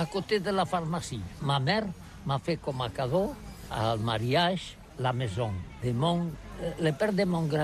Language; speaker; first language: French; non-native, learner; Catalan